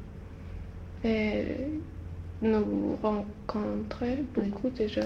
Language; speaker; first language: French; non-native, learner; Swedish